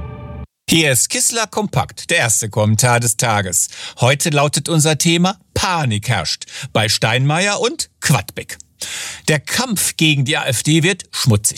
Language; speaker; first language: German; native; German